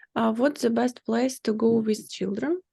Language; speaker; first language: English; non-native, learner; Ukrainian